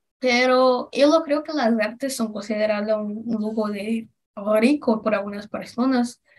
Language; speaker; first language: Spanish; non-native, learner; Portuguese